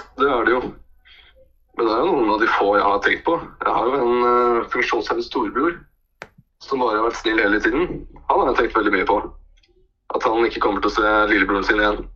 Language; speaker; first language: Norwegian; native; Norwegian